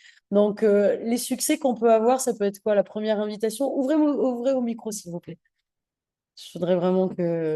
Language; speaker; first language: French; native; French